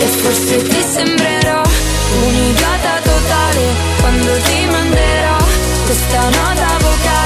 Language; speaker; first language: Italian; native; Italian